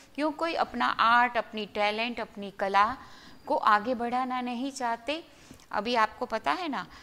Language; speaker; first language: Hindi; non-native, local second language; Gujarati